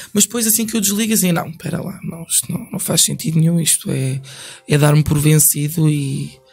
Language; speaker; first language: Portuguese; early bilingual, other home language; English